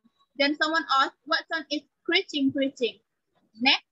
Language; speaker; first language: English; non-native, learner; Indonesian